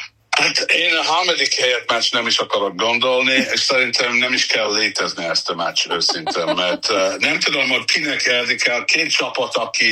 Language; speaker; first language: Hungarian; non-native, fluent; English